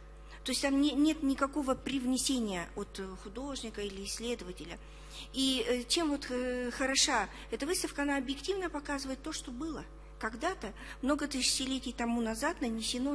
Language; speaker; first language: Russian; native; Russian